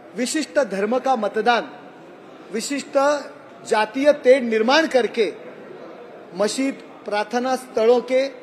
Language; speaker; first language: Hindi; non-native, local second language; Marathi